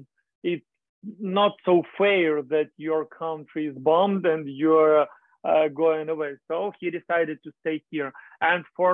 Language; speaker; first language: English; non-native, learner; Ukrainian